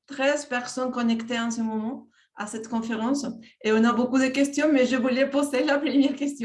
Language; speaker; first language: French; non-native, fluent; Spanish